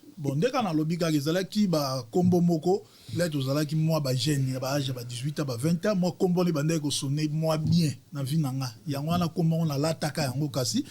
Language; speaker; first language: Lingala; native; Lingala